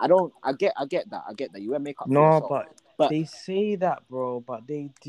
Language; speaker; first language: English; native; English